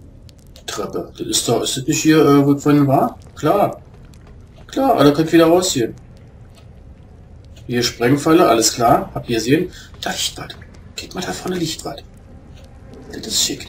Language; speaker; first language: German; native; German